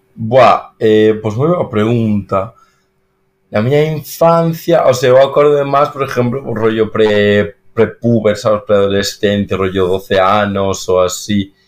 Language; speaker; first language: Galician; non-native, local second language; Spanish